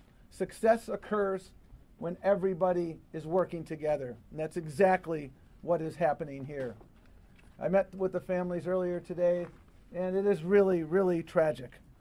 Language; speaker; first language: English; early bilingual, other home language; Spanish